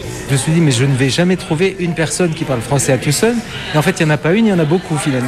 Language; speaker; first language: French; native; French